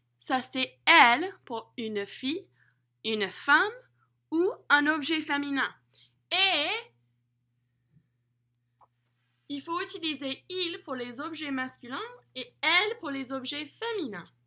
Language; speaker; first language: French; non-native, fluent; English